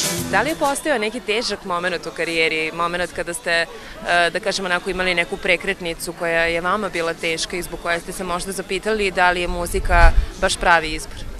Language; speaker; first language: Serbian; native; Serbian